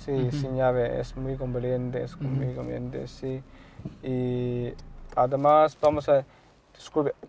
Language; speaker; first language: Spanish; non-native, learner; Chinese